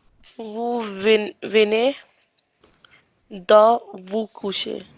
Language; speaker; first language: French; non-native, learner; Hindi